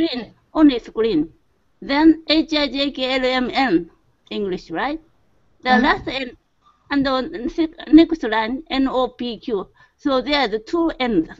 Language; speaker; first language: English; non-native, learner; Japanese